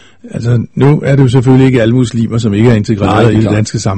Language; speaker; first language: Danish; native; Danish